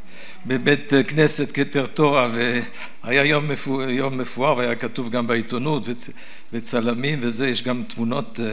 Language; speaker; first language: Hebrew; early bilingual, other home language; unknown